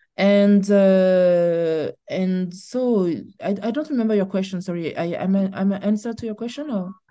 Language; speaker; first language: English; non-native, learner; French